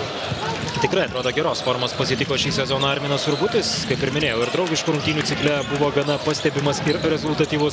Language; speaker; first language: Lithuanian; native; Lithuanian